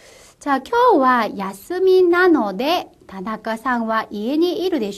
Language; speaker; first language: Japanese; non-native, fluent; Korean